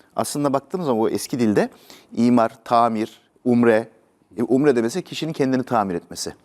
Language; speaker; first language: Turkish; native; Turkish